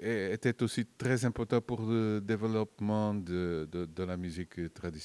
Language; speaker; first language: French; non-native, fluent; Portuguese